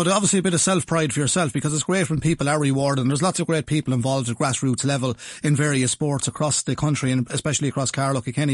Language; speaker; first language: English; native; English